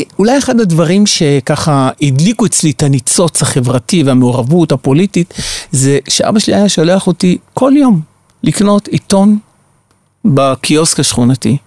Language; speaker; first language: Hebrew; native; Hebrew